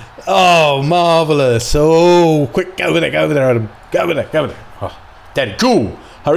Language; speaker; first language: English; native; English